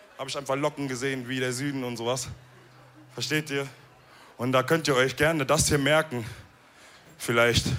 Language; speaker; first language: German; early bilingual, other home language; Wolof